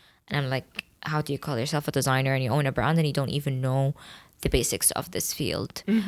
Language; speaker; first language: English; non-native, fluent; Arabic